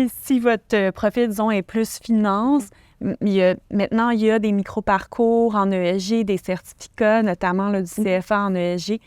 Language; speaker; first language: French; native; French